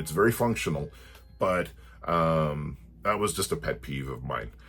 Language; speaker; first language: English; native; English